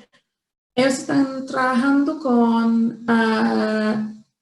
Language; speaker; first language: Spanish; non-native, fluent; English